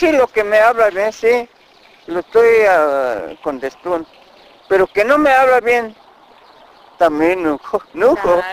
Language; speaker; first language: Spanish; non-native, local second language; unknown